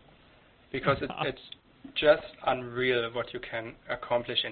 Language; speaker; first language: English; non-native, fluent; German